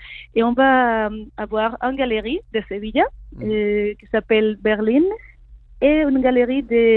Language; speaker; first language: French; non-native, learner; Spanish